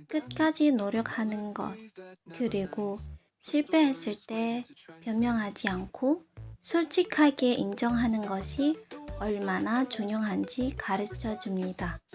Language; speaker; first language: Korean; non-native, learner; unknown